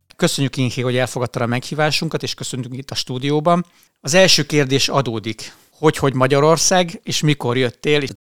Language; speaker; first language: Hungarian; native; Hungarian